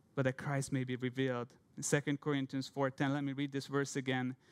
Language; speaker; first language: English; non-native, fluent; Hungarian